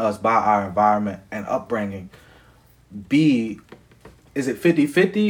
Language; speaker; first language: English; native; English